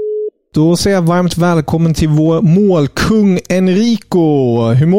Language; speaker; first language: Swedish; native; Swedish